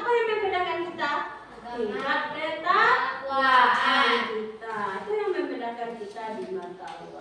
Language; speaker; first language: Indonesian; native; Indonesian